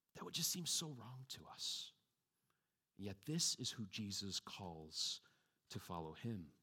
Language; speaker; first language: English; native; English